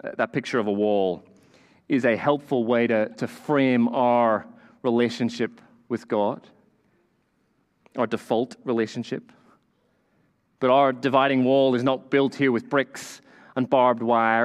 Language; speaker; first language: English; native; English